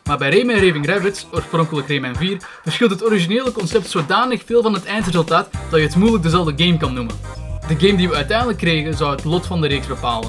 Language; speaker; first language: Dutch; native; Dutch